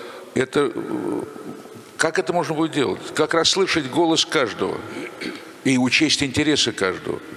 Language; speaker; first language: Russian; native; Russian